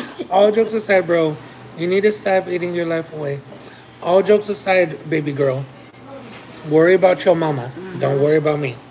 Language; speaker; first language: English; early bilingual, other home language; Spanish